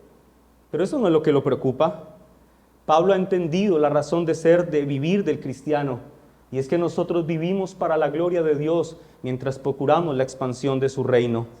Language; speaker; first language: Spanish; native; Spanish